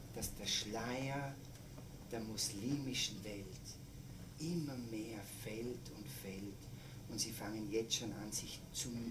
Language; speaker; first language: German; native; German